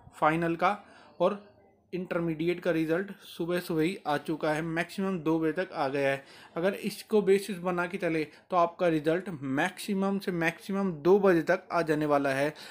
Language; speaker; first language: Hindi; native; Hindi